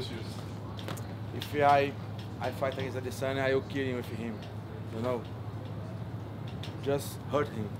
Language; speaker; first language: English; non-native, learner; Portuguese